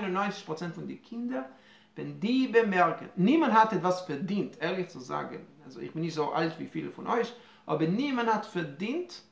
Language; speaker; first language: German; non-native, fluent; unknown